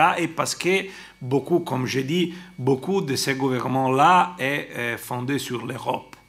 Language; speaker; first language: French; non-native, fluent; Italian